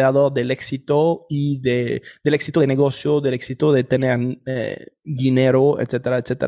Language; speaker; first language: Spanish; non-native, fluent; French